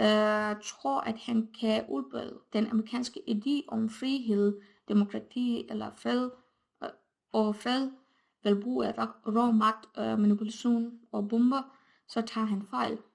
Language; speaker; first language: Danish; non-native, fluent; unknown